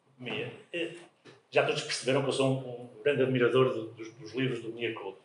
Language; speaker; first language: Portuguese; native; Portuguese